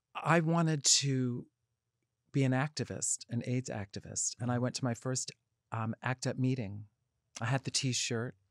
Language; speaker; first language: English; native; English